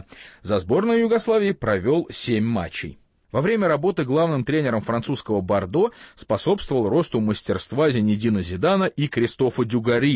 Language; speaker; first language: Russian; native; Russian